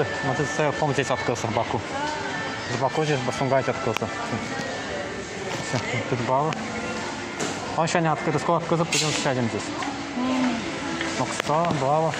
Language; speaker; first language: Russian; non-native, learner; Azerbaijani